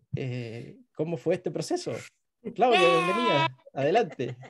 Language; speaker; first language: Spanish; native; Spanish